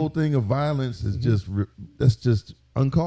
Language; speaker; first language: English; native; English